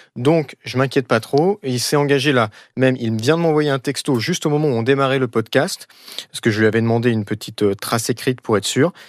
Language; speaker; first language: French; native; French